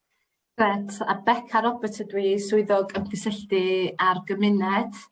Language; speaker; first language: Welsh; native; Welsh